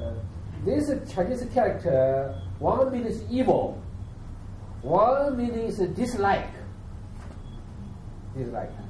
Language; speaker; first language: English; non-native, learner; Chinese